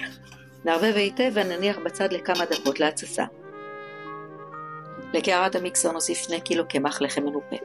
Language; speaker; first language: Hebrew; native; Hebrew